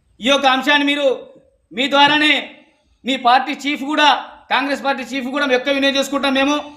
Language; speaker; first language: Telugu; non-native, local second language; Lambadi